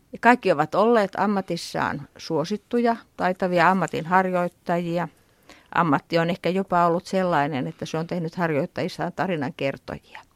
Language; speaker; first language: Finnish; native; Finnish